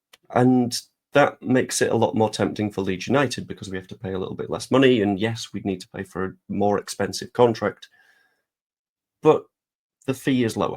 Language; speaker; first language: English; native; English